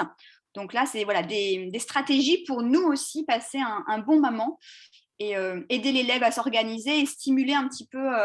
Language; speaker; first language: French; native; French